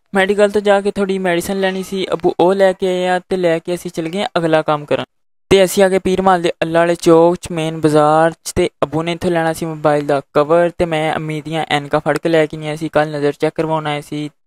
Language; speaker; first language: Punjabi; native; Punjabi